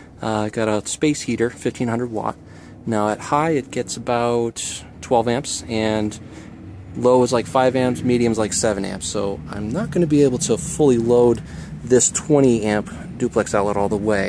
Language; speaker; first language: English; native; English